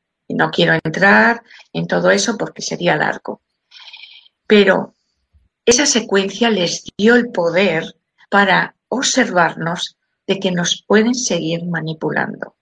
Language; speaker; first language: Spanish; native; Spanish